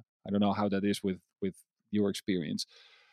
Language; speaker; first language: English; non-native, fluent; Dutch